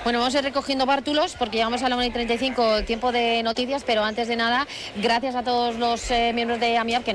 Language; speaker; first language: Spanish; native; Spanish